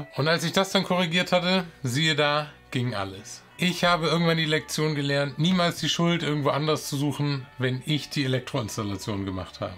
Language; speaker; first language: German; native; German